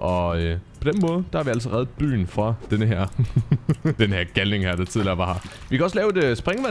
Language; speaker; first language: Danish; native; Danish